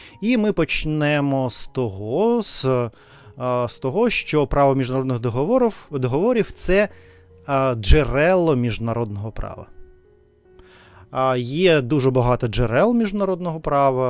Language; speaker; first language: Ukrainian; non-native, learner; Russian